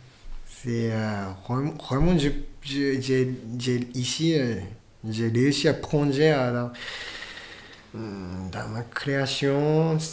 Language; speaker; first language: French; non-native, fluent; Japanese